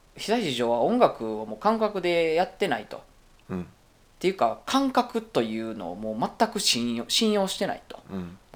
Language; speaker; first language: Japanese; native; Japanese